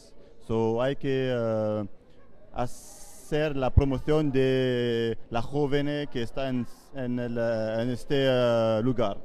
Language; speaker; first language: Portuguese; non-native, learner; French